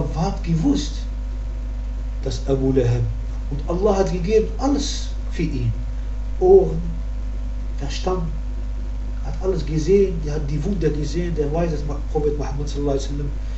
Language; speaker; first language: German; non-native, learner; Arabic